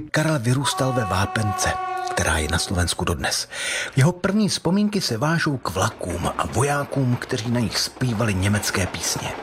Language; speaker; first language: Czech; native; Czech